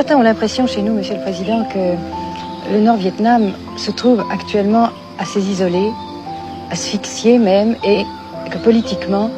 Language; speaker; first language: French; native; French